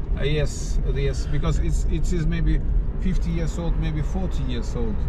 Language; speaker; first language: English; non-native, fluent; Russian